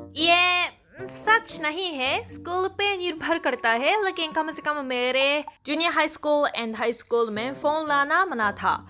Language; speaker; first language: Hindi; non-native, fluent; Japanese